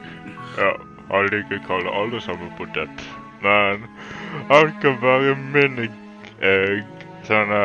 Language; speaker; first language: Norwegian; non-native, learner; Swedish